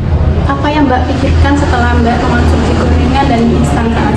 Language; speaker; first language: Indonesian; native; Indonesian